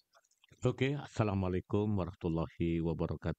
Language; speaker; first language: Indonesian; non-native, local second language; Madurese